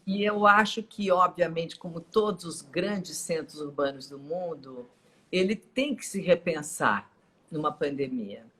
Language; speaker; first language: Portuguese; native; Portuguese